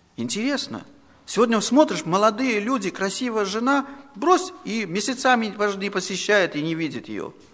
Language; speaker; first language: Russian; non-native, local second language; Armenian